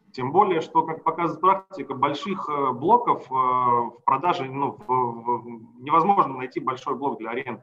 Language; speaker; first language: Russian; native; Russian